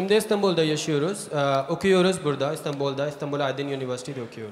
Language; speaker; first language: Turkish; non-native, learner; Urdu